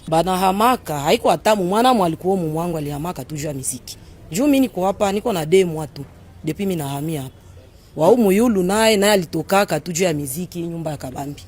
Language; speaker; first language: Swahili; native; Swahili